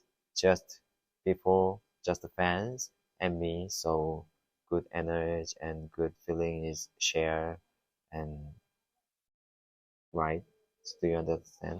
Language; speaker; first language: English; non-native, learner; Korean